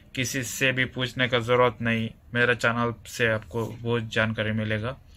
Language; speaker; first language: Hindi; non-native, local second language; Kannada